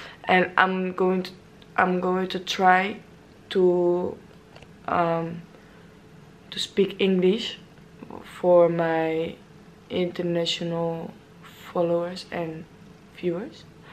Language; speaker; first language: English; non-native, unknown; Dutch